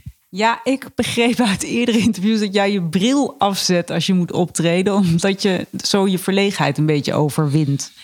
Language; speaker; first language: Dutch; native; Dutch